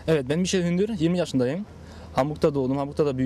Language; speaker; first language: Turkish; early bilingual, heritage; Turkish